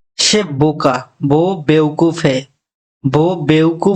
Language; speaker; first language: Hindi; non-native, fluent; Bangla